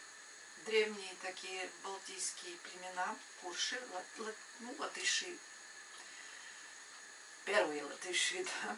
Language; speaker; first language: Russian; non-native, local second language; Latvian